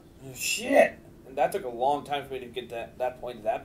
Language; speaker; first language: English; native; English